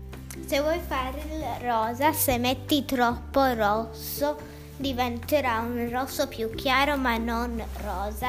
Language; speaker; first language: Italian; early bilingual, heritage; English